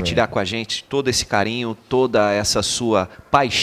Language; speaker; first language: Portuguese; native; Portuguese